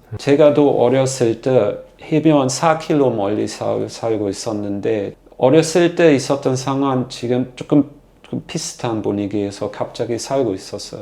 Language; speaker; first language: Korean; non-native, learner; German